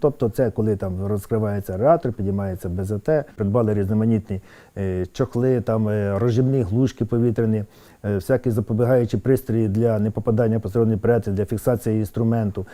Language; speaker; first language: Ukrainian; native; Ukrainian